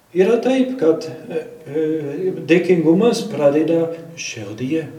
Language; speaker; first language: Lithuanian; non-native, fluent; German